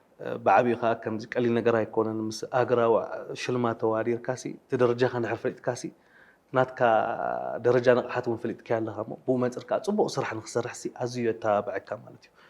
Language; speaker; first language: Tigrinya; native; Tigrinya